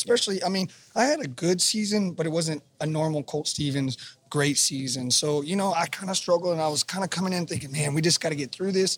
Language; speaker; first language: English; native; English